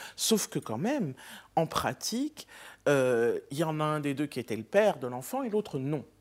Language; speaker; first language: French; native; French